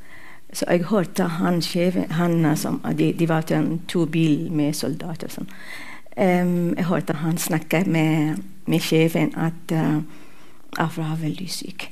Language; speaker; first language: Norwegian; non-native, fluent; Arabic